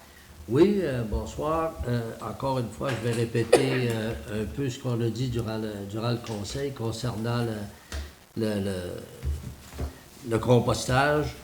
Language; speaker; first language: French; native; French